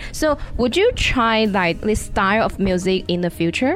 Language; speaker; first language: English; non-native, fluent; Chinese